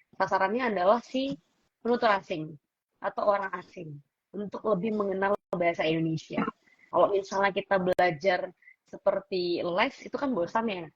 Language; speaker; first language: Indonesian; native; Indonesian